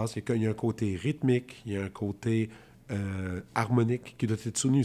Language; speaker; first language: French; native; French